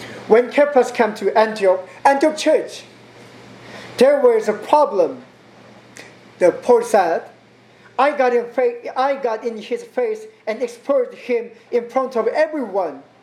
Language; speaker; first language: English; non-native, learner; Korean